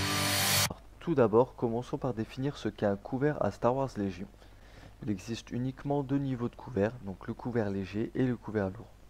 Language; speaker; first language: French; native; French